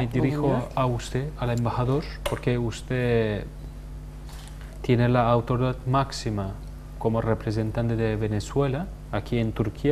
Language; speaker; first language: Spanish; non-native, fluent; Turkish